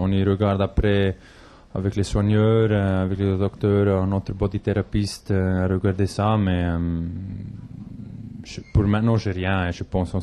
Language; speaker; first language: French; non-native, local second language; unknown